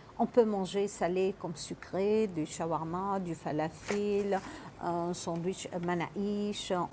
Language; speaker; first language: French; non-native, local second language; Arabic